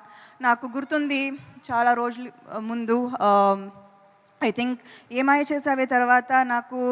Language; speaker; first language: Telugu; non-native, fluent; Tamil